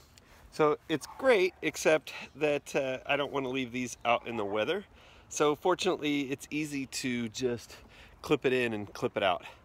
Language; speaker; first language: English; native; English